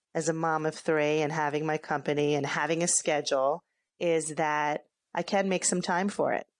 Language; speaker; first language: English; native; English